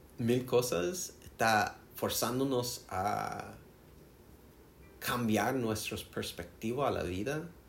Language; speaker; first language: Spanish; non-native, learner; English